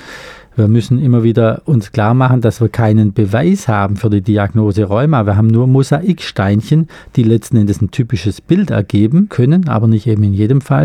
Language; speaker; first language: German; native; German